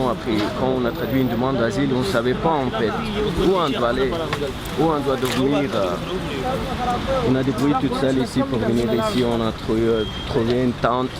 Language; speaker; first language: French; non-native, learner; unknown